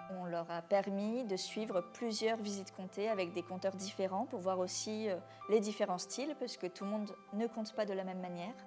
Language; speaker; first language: French; native; French